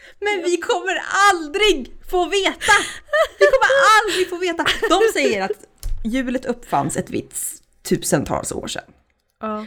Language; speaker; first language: Swedish; native; Swedish